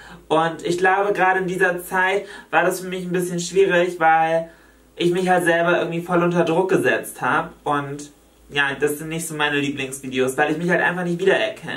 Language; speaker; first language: German; native; German